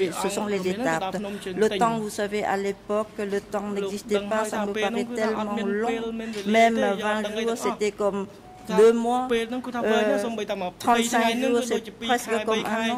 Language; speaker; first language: French; non-native, local second language; Khmer